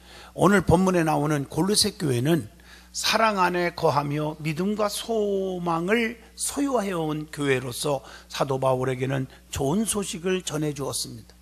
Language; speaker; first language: Korean; native; Korean